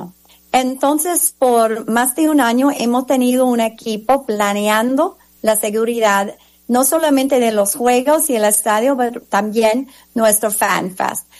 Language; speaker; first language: Spanish; non-native, fluent; English